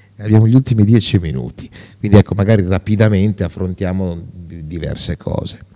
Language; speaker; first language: Italian; native; Italian